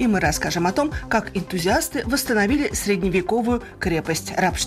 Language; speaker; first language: Russian; native; Russian